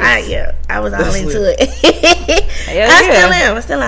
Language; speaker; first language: English; native; English